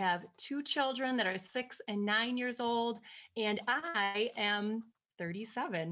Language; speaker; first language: English; native; English